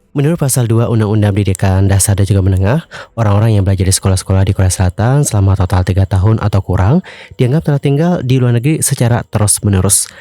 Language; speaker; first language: Indonesian; native; Indonesian